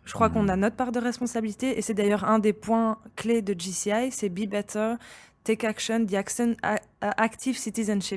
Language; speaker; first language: French; native; French